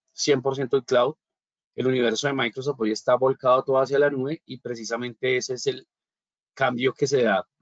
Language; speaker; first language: Spanish; native; Spanish